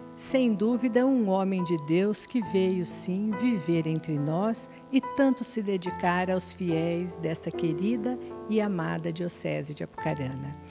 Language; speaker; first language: Portuguese; native; Portuguese